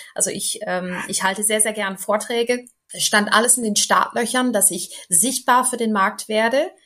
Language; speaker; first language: German; non-native, fluent; English